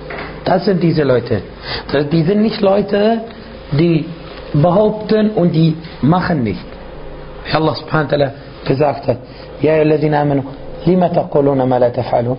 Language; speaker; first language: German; non-native, fluent; Arabic